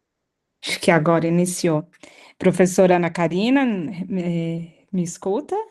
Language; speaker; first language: Portuguese; native; Portuguese